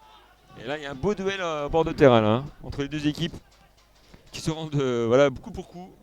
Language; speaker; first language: French; native; French